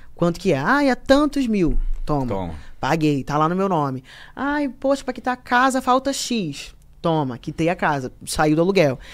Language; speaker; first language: Portuguese; native; Portuguese